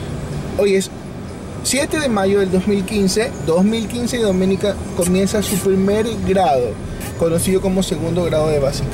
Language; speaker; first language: Spanish; native; Spanish